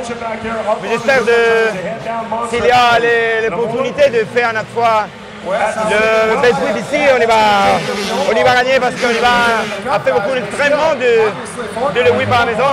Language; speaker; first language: French; non-native, learner; Spanish